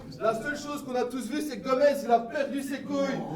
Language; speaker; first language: French; native; French